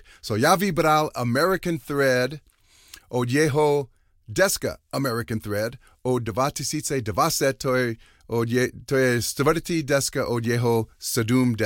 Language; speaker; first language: Czech; non-native, learner; English